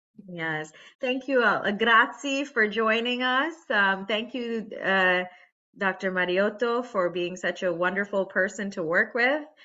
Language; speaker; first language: English; native; English